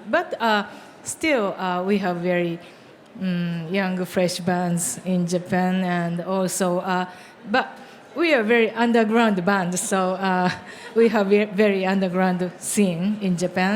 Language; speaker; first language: English; non-native, learner; Japanese